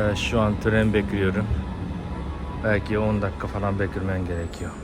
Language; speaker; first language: Turkish; non-native, fluent; Japanese